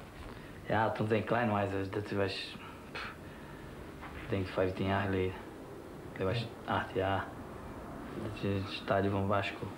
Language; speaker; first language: Dutch; non-native, learner; Portuguese